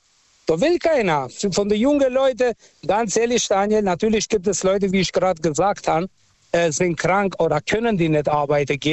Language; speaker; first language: German; non-native, local second language; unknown